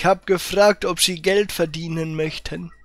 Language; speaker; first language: German; native; German